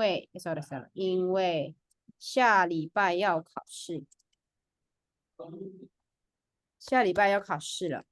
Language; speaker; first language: Chinese; non-native, fluent; Indonesian